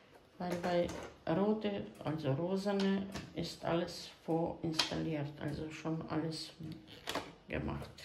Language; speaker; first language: German; non-native, fluent; Croatian